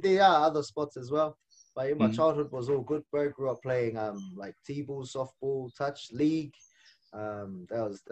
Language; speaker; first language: English; non-native, local second language; Māori